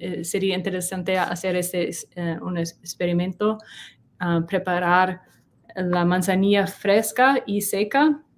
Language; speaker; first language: Spanish; non-native, learner; English